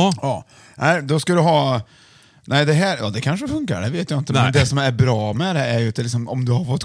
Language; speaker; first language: Swedish; native; Swedish